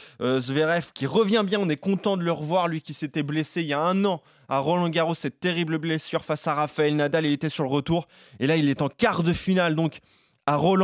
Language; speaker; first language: French; native; French